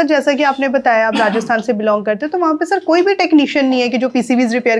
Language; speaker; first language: Hindi; native; Hindi